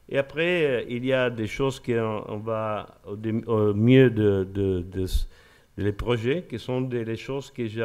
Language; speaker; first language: French; non-native, learner; Spanish